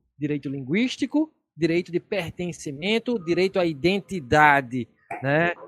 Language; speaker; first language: Portuguese; native; Portuguese